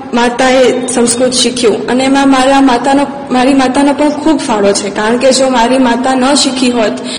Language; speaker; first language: Gujarati; non-native, local second language; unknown